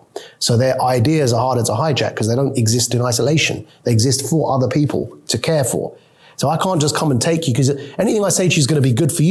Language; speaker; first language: English; native; English